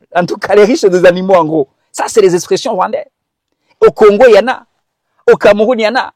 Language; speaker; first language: French; early bilingual, other home language; Kinyarwanda